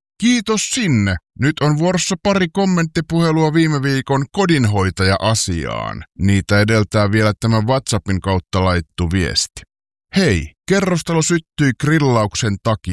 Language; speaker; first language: Finnish; native; Finnish